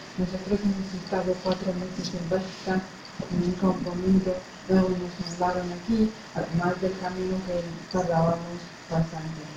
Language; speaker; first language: Spanish; non-native, fluent; Arabic